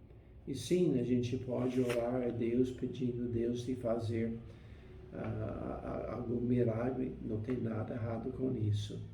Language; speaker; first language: Portuguese; non-native, fluent; English